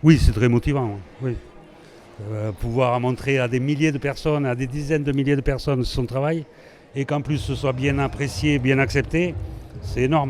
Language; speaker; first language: French; native; French